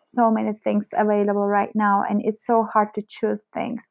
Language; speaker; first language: English; non-native, fluent; Turkish